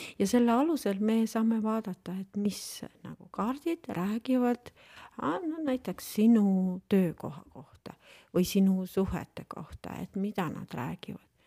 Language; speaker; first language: Estonian; non-native, local second language; Russian